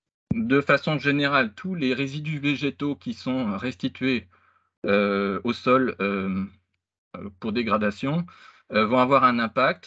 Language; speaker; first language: French; native; French